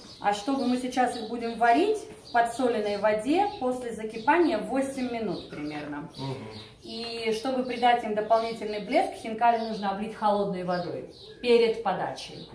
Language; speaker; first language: Russian; non-native, local second language; Georgian